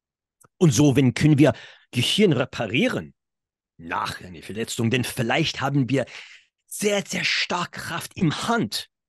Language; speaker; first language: German; non-native, fluent; English